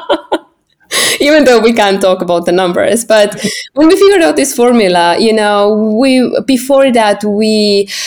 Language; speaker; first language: English; non-native, fluent; Estonian